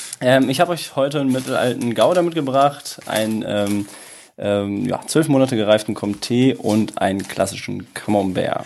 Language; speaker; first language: German; early bilingual, other home language; Italian